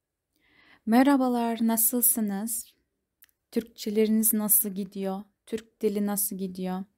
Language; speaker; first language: Turkish; non-native, fluent; Kazakh